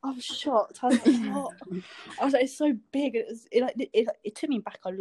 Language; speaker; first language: English; native; English